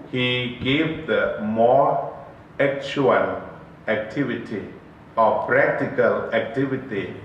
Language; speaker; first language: English; non-native, learner; Thai